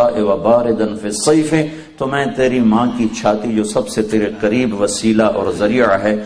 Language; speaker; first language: Urdu; non-native, local second language; Punjabi